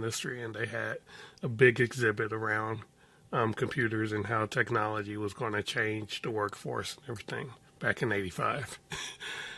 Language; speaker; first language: English; native; English